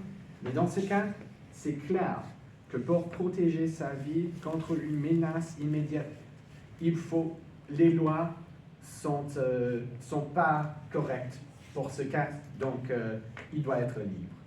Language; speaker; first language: French; non-native, learner; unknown